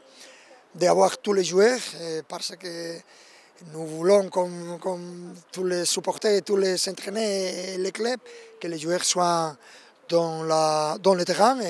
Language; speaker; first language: French; non-native, fluent; Spanish